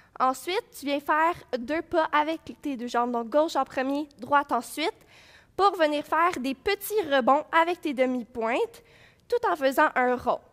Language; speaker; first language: French; native; French